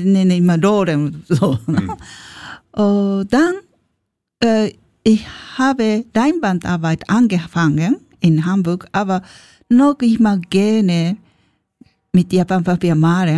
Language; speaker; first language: German; non-native, learner; Japanese